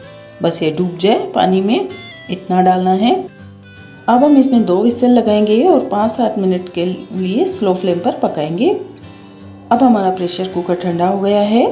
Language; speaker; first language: Hindi; native; Hindi